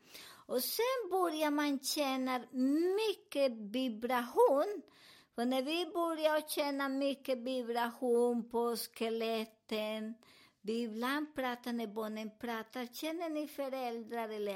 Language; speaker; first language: Swedish; non-native, learner; Spanish